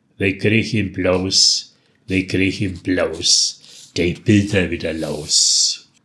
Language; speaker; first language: German; native; German